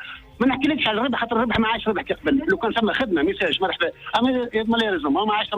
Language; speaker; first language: Arabic; native; Arabic